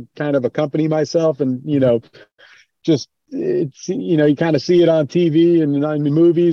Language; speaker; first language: English; native; English